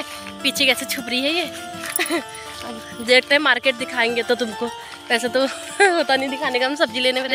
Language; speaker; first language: Hindi; native; Hindi